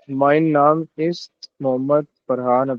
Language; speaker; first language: German; non-native, learner; Urdu